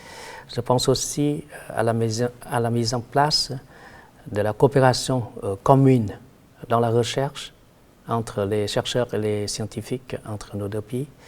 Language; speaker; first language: French; non-native, fluent; Vietnamese